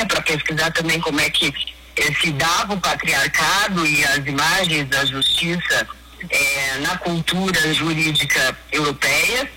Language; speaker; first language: Portuguese; native; Portuguese